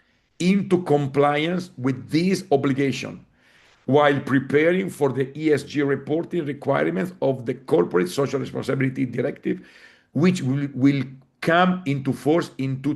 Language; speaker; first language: English; non-native, fluent; Italian